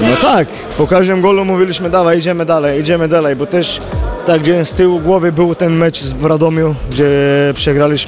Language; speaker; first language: Polish; non-native, fluent; Slovenian